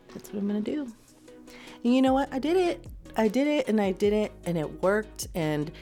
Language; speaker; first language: English; native; English